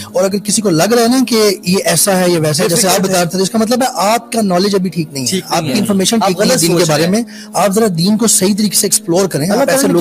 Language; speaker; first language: Urdu; native; Urdu